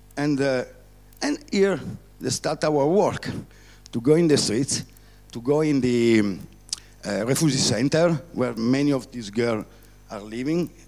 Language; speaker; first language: English; non-native, learner; Italian